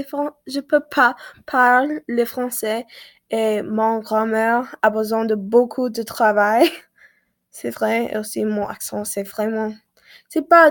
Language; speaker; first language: French; non-native, learner; English